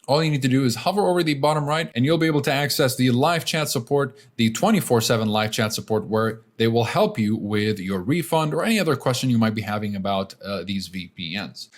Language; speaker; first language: English; native; English